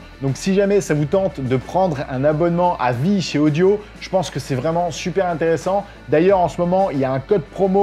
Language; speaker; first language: French; native; French